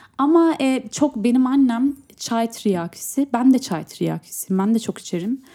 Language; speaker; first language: Turkish; native; Turkish